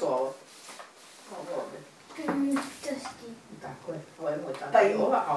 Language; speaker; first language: Croatian; native; Croatian